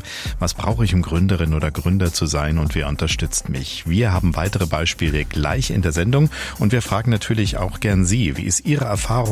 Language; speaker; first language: German; native; German